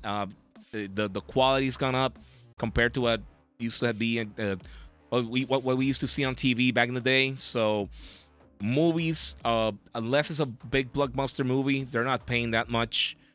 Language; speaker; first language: English; non-native, local second language; Spanish